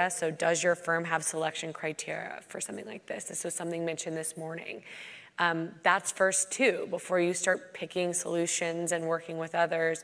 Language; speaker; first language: English; native; English